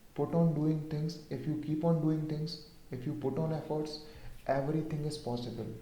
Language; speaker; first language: English; non-native, local second language; Hindi